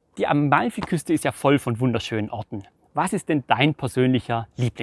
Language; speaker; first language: German; native; German